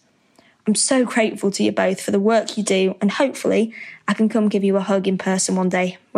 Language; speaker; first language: English; native; English